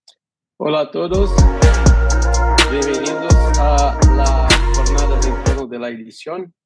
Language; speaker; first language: Spanish; non-native, fluent; Portuguese